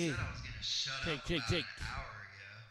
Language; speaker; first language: English; native; English